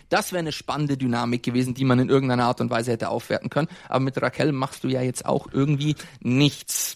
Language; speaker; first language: German; native; German